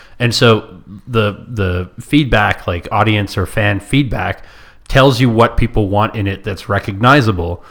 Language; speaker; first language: English; non-native, local second language; French